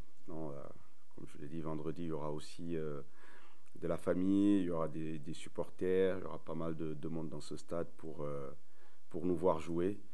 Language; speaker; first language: French; native; French